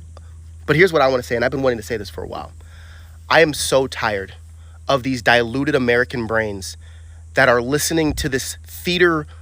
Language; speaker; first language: English; native; English